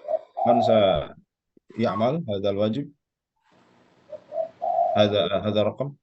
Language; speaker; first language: Arabic; non-native, fluent; Indonesian